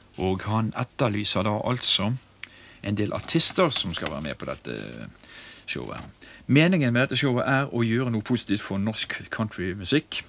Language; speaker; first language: Norwegian; native; Norwegian